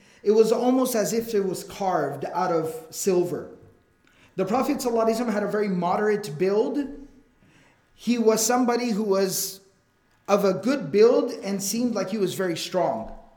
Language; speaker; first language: English; native; English